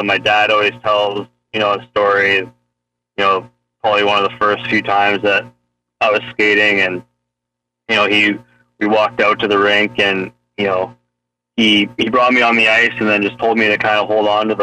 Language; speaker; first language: English; native; English